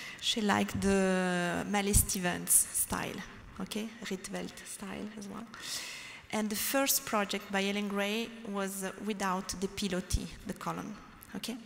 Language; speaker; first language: English; non-native, learner; French